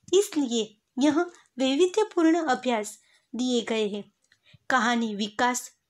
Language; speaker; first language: Hindi; non-native, local second language; Gujarati